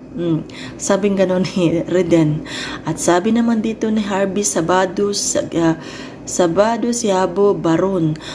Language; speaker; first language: Filipino; non-native, local second language; Cebuano